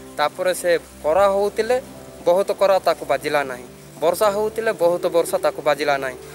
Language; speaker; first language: Odia; non-native, local second language; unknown